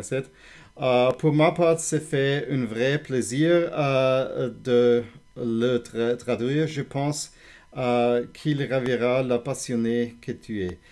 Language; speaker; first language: French; non-native, learner; German